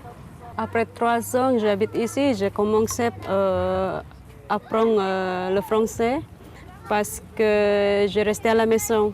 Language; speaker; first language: French; non-native, learner; Indonesian